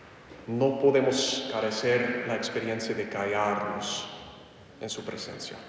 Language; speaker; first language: Spanish; non-native, fluent; English